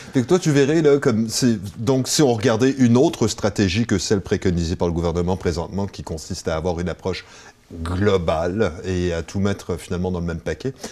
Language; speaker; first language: French; native; French